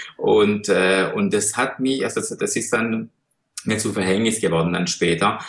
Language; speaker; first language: German; non-native, fluent; Persian